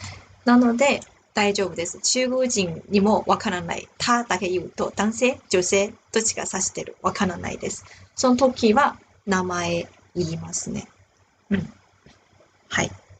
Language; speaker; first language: Japanese; non-native, fluent; Chinese